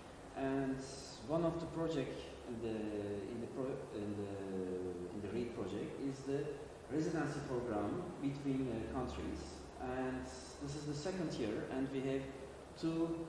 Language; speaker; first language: English; non-native, learner; Turkish